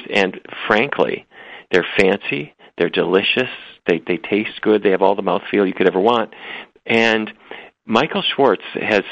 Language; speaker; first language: English; native; English